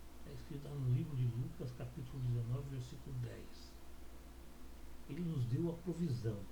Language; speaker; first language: Portuguese; native; Portuguese